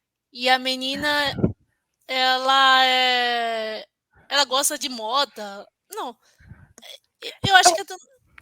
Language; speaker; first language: Portuguese; non-native, fluent; Chinese